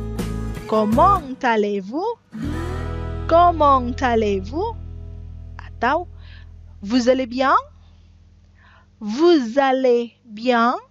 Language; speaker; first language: French; non-native, fluent; Indonesian